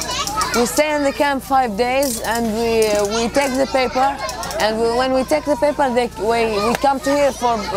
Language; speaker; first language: English; non-native, learner; Arabic